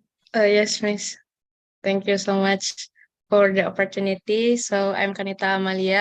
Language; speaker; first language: English; non-native, learner; Indonesian